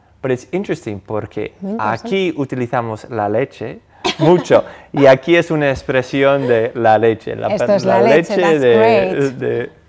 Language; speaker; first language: Spanish; non-native, fluent; English